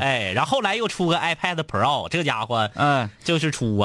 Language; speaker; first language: Chinese; native; Chinese